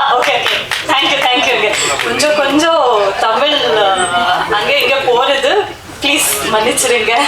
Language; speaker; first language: Tamil; non-native, learner; Kannada